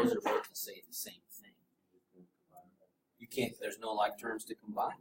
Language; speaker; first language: English; native; English